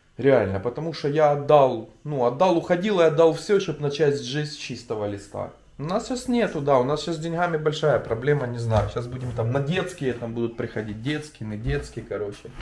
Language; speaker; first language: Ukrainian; non-native, local second language; Russian